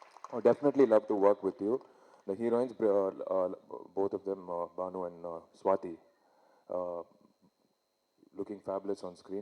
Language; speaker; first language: English; non-native, local second language; Tamil